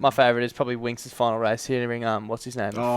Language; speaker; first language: English; native; English